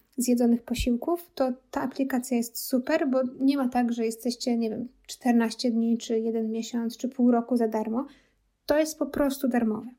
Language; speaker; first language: Polish; native; Polish